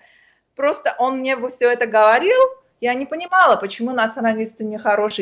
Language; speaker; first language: Russian; non-native, fluent; Armenian